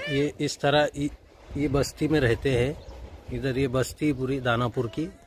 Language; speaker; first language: Hindi; non-native, local second language; Urdu